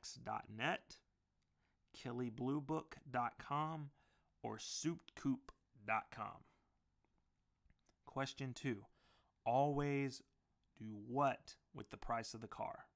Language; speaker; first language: English; native; English